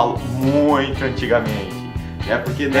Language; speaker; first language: Portuguese; native; Portuguese